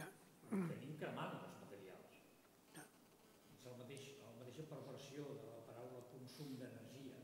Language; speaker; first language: Catalan; native; Catalan